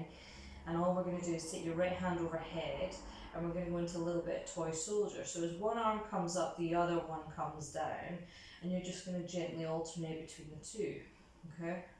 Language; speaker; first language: English; native; English